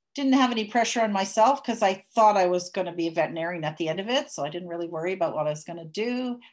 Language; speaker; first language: English; native; English